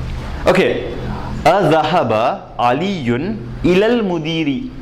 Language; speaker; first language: Arabic; non-native, fluent; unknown